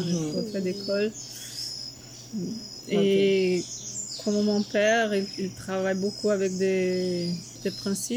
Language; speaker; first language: French; non-native, fluent; Portuguese